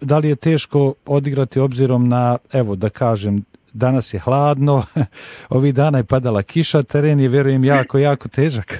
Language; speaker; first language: Serbian; native; Serbian